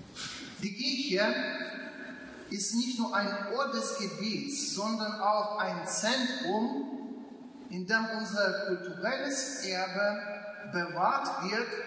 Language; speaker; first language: German; non-native, fluent; Ukrainian